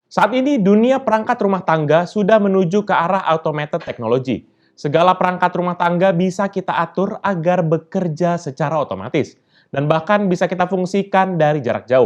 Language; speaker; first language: Indonesian; native; Indonesian